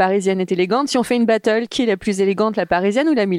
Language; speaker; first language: French; native; French